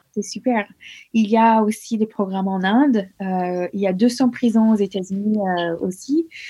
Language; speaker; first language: French; non-native, fluent; English